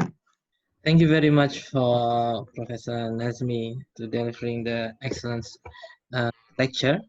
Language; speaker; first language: English; non-native, fluent; Indonesian